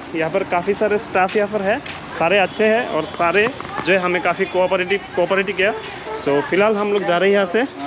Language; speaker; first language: Hindi; non-native, local second language; Bangla